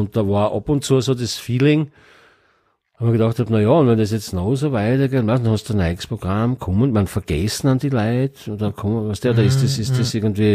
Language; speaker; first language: German; native; German